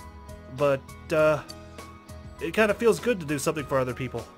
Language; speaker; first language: English; native; English